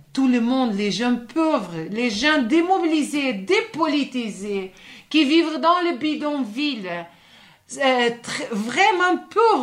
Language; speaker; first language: French; non-native, fluent; Portuguese